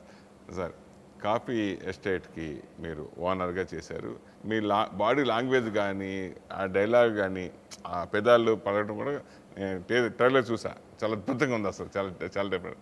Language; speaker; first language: Telugu; native; Telugu